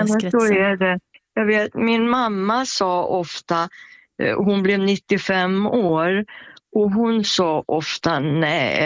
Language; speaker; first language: Swedish; native; Swedish